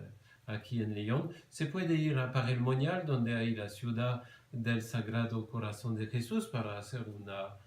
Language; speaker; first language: Spanish; non-native, fluent; French